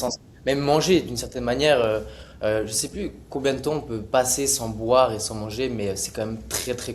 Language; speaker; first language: French; native; French